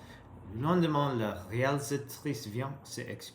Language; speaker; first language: French; non-native, learner; English